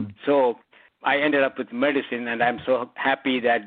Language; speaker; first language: English; non-native, local second language; Malayalam